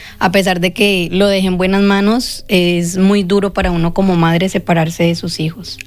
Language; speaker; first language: Spanish; native; Spanish